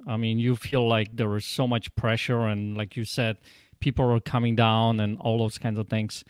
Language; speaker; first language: English; non-native, fluent; Polish